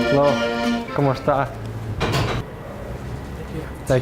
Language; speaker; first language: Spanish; non-native, learner; English